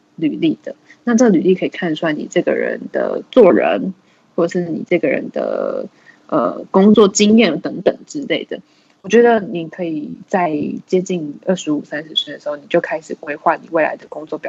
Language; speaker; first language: Chinese; native; Chinese